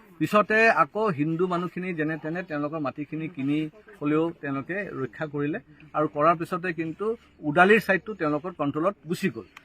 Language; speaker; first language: Assamese; non-native, local second language; Bangla